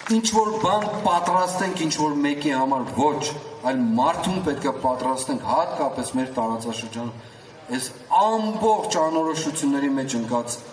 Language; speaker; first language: Armenian; native; Armenian